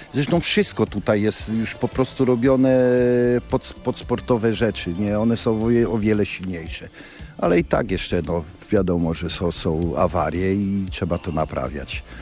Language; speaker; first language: Polish; native; Polish